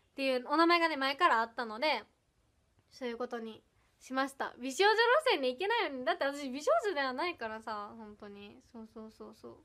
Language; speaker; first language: Japanese; native; Japanese